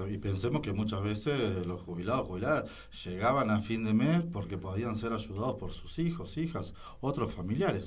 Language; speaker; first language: Spanish; native; Spanish